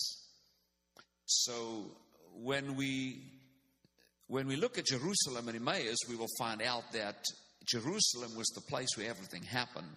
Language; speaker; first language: English; non-native, local second language; Afrikaans